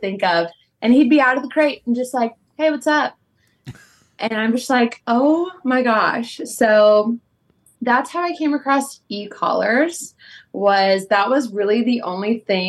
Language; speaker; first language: English; native; English